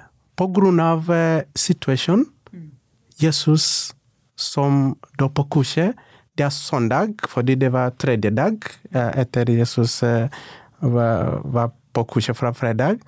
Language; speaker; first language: Norwegian; non-native, local second language; Swahili